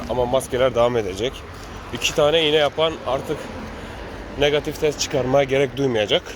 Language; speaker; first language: Turkish; early bilingual, heritage; Turkish